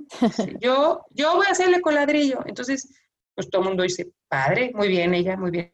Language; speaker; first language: Spanish; native; Spanish